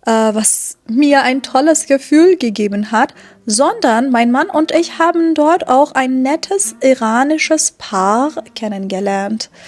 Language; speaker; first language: German; non-native, fluent; Persian